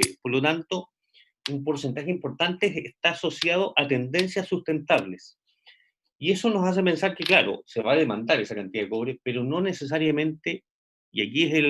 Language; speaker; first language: Spanish; native; Spanish